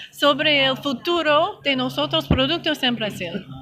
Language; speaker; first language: Spanish; non-native, learner; English